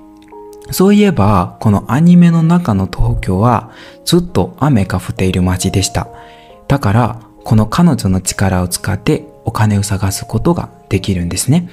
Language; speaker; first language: Japanese; non-native, learner; Burmese